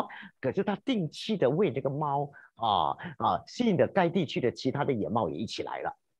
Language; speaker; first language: Chinese; native; Chinese